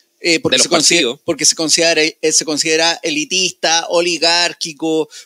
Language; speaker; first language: Spanish; native; Spanish